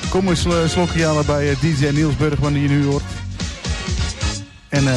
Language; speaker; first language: Dutch; native; Dutch